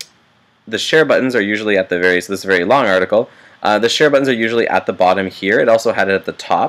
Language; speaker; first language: English; native; English